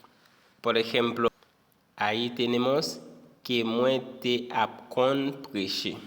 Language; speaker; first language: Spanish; non-native, fluent; Haitian Creole